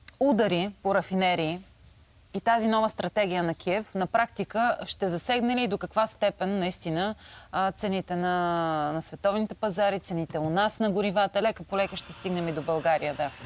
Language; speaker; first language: Bulgarian; native; Bulgarian